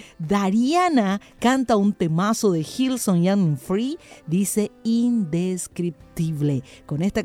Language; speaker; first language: Spanish; native; Spanish